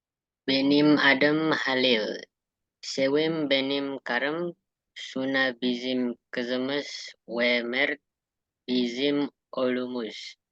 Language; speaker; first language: Turkish; non-native, learner; Indonesian